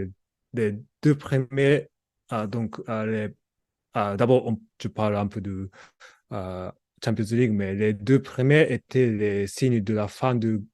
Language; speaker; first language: French; non-native, learner; Japanese